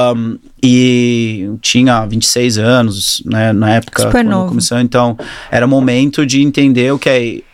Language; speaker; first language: Portuguese; early bilingual, other home language; English